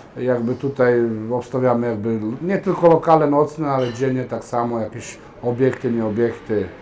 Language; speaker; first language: Polish; early bilingual, heritage; Serbian